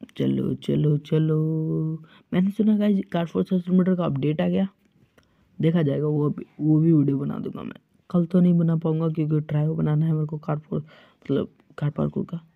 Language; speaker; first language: Hindi; native; Hindi